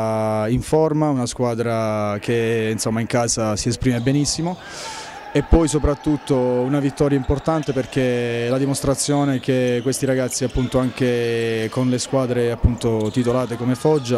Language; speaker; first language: Italian; native; Italian